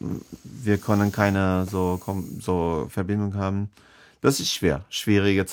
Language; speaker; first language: German; non-native, fluent; Persian